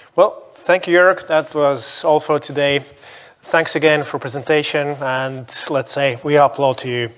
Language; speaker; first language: English; non-native, fluent; Estonian